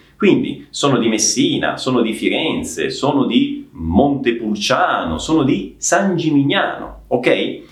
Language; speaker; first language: Italian; native; Italian